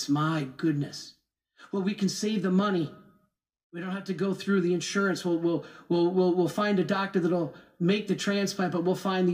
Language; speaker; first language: English; native; English